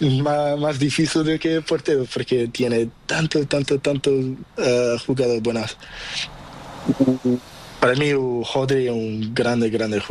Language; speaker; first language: Spanish; non-native, learner; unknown